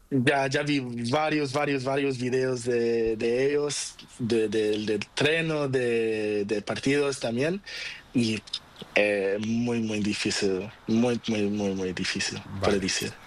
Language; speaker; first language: Spanish; non-native, learner; Portuguese